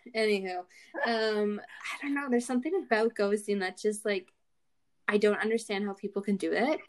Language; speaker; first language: English; native; English